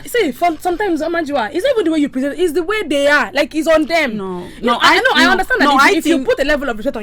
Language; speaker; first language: English; non-native, local second language; Yoruba